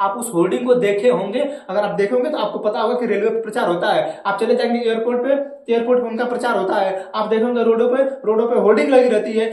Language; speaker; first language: Hindi; native; Hindi